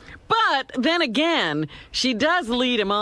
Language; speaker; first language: English; native; English